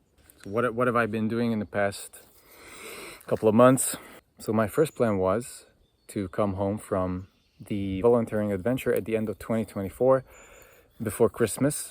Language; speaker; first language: English; non-native, fluent; Hungarian